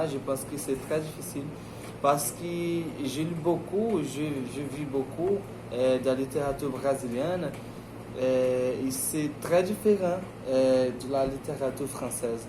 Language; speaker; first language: French; non-native, learner; Portuguese